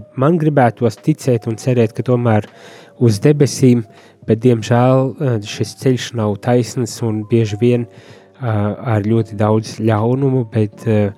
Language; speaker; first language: Latvian; native; Latvian